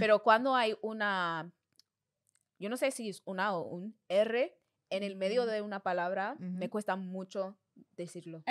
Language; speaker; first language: Spanish; non-native, learner; English